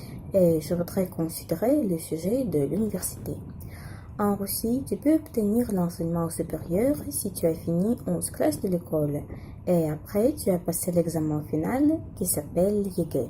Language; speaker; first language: French; non-native, fluent; Russian